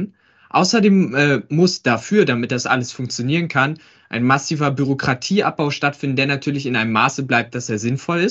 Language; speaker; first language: German; native; German